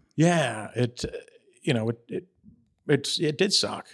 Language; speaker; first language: English; native; English